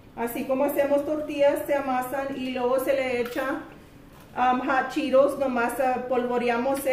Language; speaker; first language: Spanish; early bilingual, heritage; Spanish